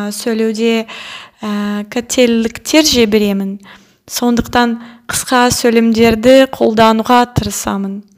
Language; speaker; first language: Kazakh; non-native, learner; Russian